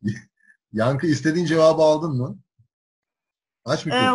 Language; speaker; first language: Turkish; native; Turkish